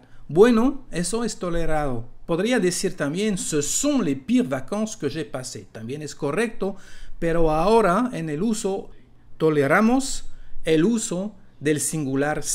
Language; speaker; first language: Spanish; non-native, fluent; French